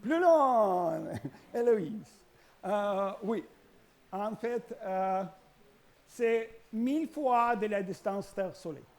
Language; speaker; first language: French; non-native, learner; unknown